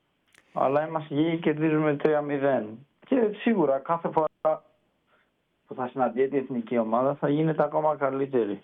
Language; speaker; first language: Greek; early bilingual, heritage; Greek